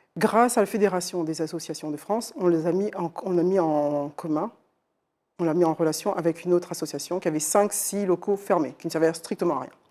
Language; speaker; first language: French; native; French